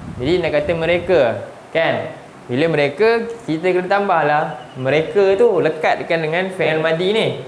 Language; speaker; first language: Malay; native; Malay